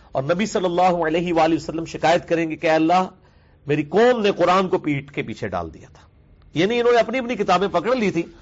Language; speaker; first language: Urdu; non-native, local second language; Punjabi